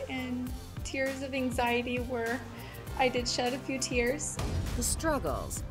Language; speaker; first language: English; native; English